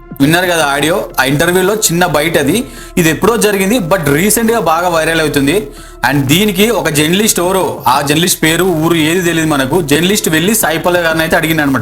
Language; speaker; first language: Telugu; native; Telugu